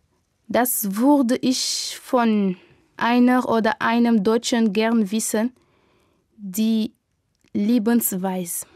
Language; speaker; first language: German; non-native, learner; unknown